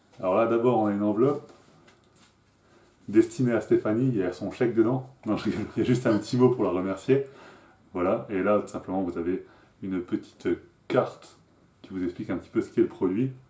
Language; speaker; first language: French; native; French